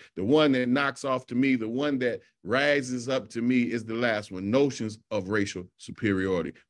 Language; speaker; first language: English; native; English